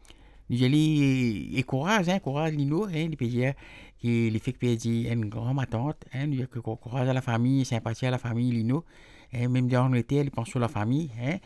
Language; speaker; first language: French; non-native, local second language; Morisyen